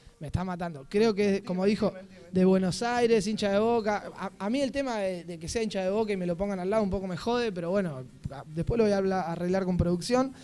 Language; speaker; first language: Spanish; native; Spanish